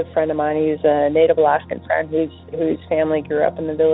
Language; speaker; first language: English; native; English